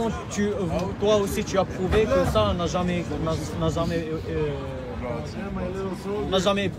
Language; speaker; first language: French; non-native, learner; Arabic